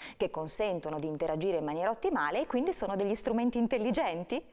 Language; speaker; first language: Italian; native; Italian